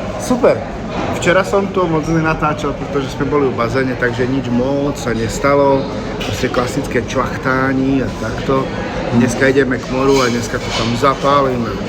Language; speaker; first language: Slovak; non-native, local second language; Hungarian